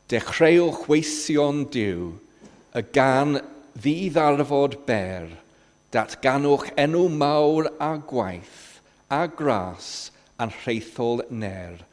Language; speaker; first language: Welsh; non-native, fluent; English